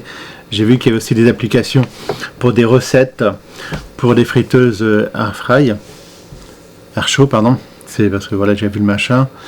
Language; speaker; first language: French; native; French